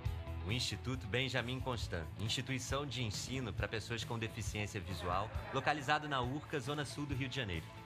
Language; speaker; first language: Portuguese; native; Portuguese